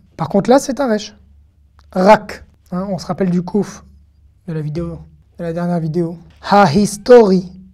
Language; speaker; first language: French; native; French